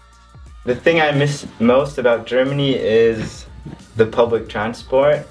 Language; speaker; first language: English; non-native, fluent; German